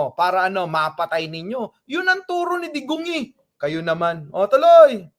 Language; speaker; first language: Filipino; non-native, local second language; Iloko